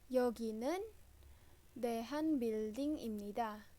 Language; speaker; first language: Korean; non-native, fluent; Indonesian